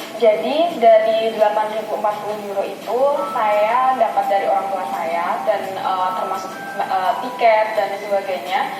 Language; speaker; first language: Indonesian; native; Indonesian